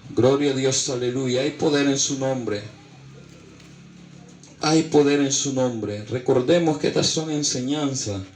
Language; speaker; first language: Spanish; native; Spanish